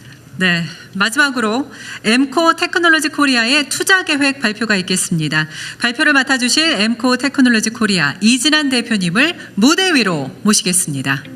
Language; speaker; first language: Korean; native; Korean